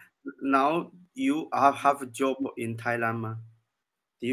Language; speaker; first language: English; non-native, learner; Chinese